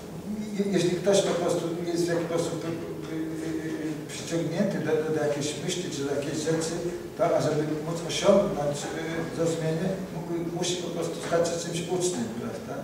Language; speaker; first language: Polish; native; Polish